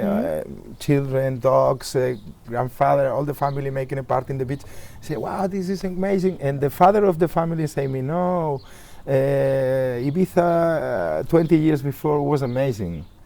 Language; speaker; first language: English; non-native, learner; Spanish